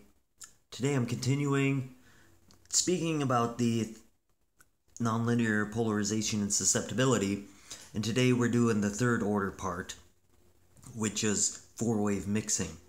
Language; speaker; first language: English; native; English